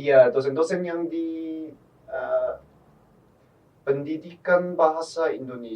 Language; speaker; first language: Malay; non-native, fluent; Korean